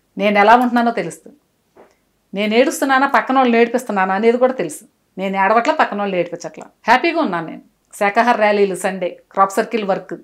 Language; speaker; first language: Telugu; native; Telugu